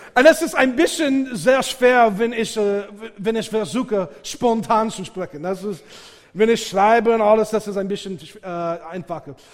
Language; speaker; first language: German; non-native, learner; English